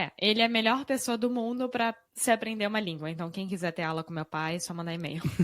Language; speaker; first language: Portuguese; native; Portuguese